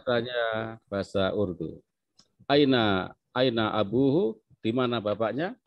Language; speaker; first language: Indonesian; native; Indonesian